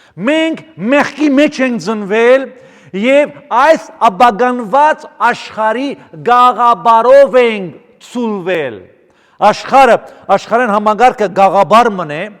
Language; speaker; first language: Armenian; early bilingual, heritage; Armenian